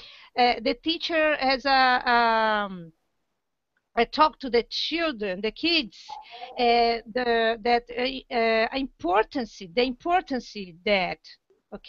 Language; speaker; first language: English; non-native, learner; Portuguese